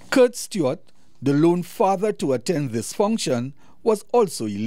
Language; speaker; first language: English; native; English